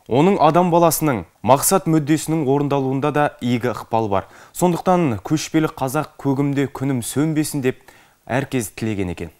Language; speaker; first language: Kazakh; native; Kazakh